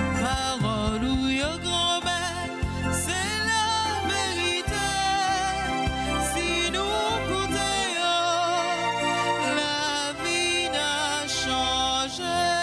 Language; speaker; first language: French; non-native, local second language; Haitian Creole